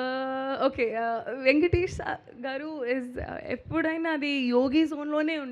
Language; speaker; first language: Telugu; non-native, learner; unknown